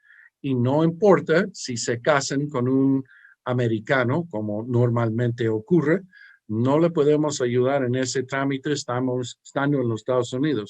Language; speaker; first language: Spanish; early bilingual, heritage; English